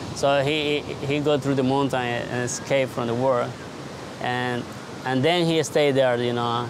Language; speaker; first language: English; non-native, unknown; Spanish